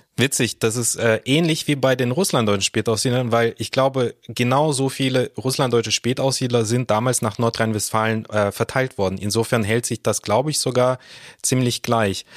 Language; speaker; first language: German; early bilingual, other home language; Russian